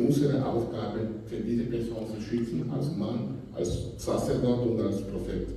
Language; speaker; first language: German; non-native, fluent; Portuguese